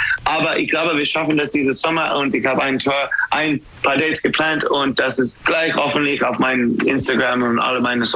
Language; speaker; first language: German; non-native, fluent; English